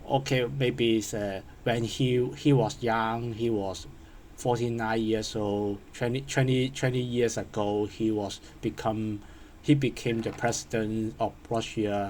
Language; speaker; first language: English; non-native, learner; Cantonese